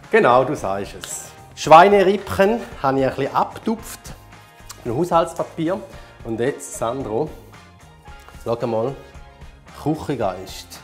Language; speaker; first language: German; native; German